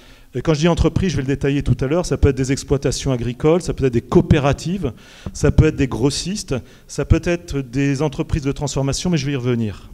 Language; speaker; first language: French; native; French